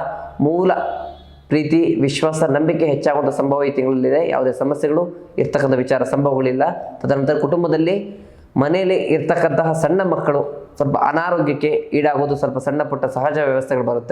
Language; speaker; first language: Kannada; native; Kannada